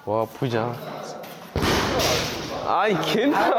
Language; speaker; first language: Korean; early bilingual, other home language; English